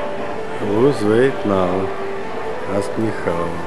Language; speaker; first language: English; non-native, learner; Russian